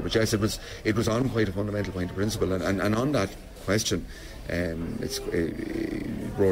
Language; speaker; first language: English; native; English